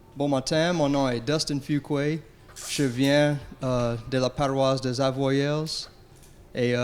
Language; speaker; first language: French; early bilingual, heritage; French